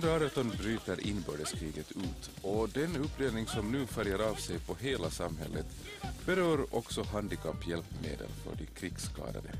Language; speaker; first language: Swedish; native; Swedish